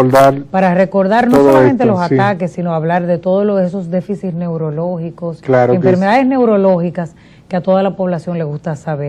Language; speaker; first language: Spanish; native; Spanish